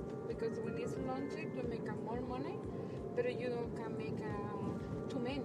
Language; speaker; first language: English; non-native, learner; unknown